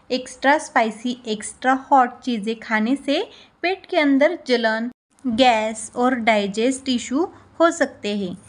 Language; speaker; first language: Hindi; non-native, local second language; Marathi